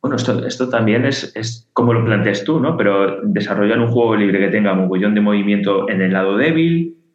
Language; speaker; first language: Spanish; native; Spanish